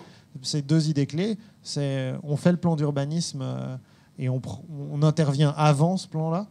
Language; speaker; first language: French; native; French